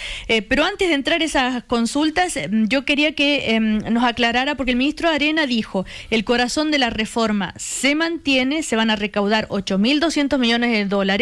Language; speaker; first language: Spanish; native; Spanish